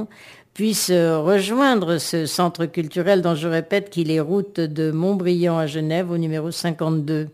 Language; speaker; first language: French; native; French